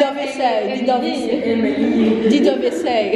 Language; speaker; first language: Italian; non-native, learner; Portuguese